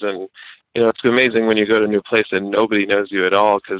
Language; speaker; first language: English; native; English